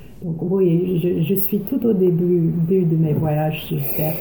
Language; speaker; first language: French; non-native, fluent; English